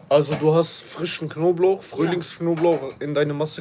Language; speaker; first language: German; early bilingual, other home language; Kurdish